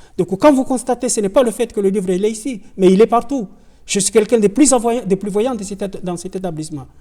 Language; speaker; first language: French; non-native, local second language; Ngazidja Comorian